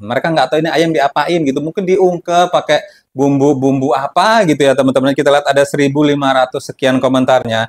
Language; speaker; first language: Indonesian; native; Indonesian